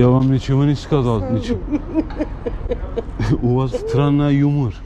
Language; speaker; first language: Russian; non-native, learner; Turkish